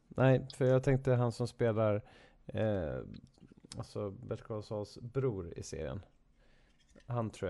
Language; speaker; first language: Swedish; native; Swedish